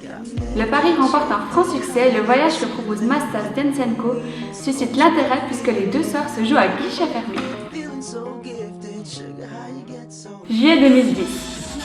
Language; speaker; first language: French; native; French